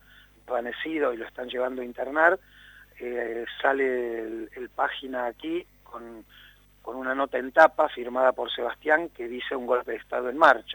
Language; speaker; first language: Spanish; native; Spanish